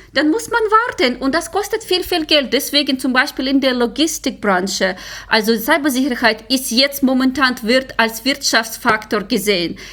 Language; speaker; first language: German; non-native, fluent; Ukrainian